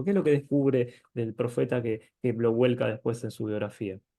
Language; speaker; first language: Spanish; native; Spanish